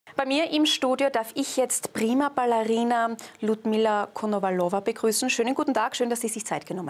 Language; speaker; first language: German; native; German